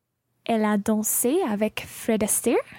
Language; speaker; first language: French; non-native, learner; English